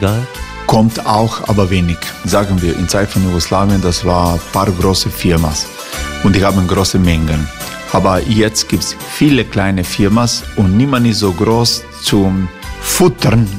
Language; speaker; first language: German; non-native, learner; Croatian